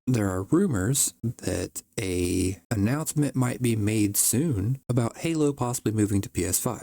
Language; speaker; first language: English; native; English